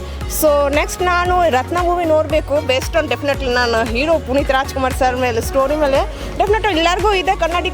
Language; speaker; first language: Kannada; non-native, local second language; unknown